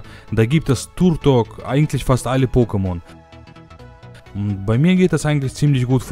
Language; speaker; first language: German; native; German